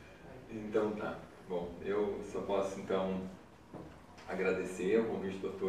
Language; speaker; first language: Portuguese; native; Portuguese